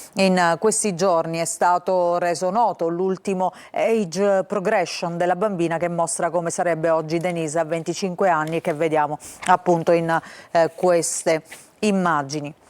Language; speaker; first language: Italian; native; Italian